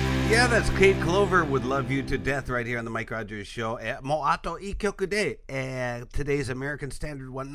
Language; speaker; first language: English; native; English